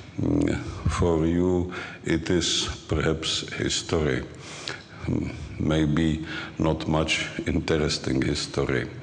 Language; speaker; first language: English; non-native, learner; Czech